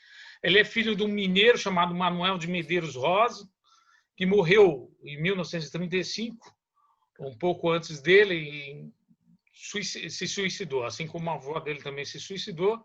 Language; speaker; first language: Portuguese; native; Portuguese